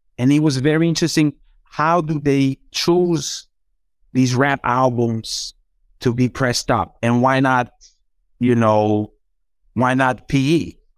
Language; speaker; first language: English; non-native, fluent; Croatian